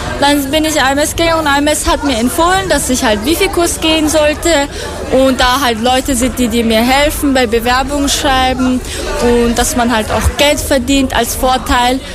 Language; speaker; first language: German; non-native, fluent; Persian